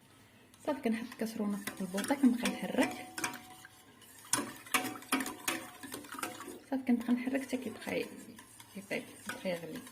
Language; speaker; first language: Arabic; native; Arabic